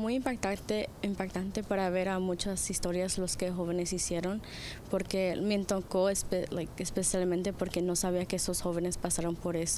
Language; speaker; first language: Spanish; early bilingual, other home language; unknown